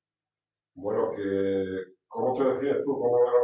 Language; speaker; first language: Spanish; native; Spanish